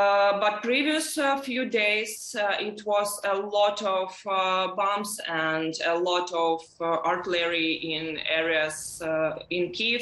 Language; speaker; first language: English; non-native, learner; Ukrainian